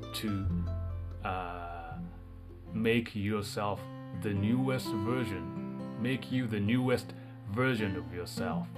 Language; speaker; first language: English; non-native, fluent; Japanese